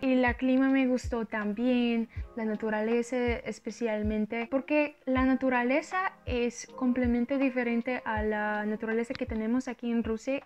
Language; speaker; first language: Spanish; non-native, learner; Russian